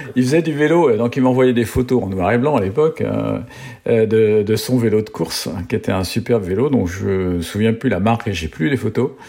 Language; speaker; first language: French; native; French